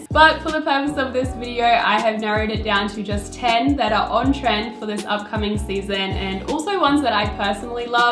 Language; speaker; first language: English; native; English